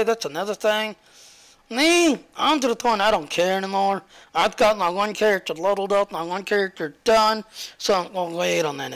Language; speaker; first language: English; native; English